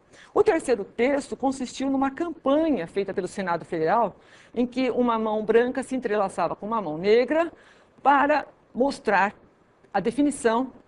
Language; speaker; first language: Portuguese; native; Portuguese